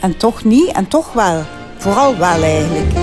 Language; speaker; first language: Dutch; native; Dutch